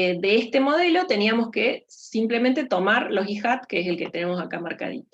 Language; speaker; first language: Spanish; native; Spanish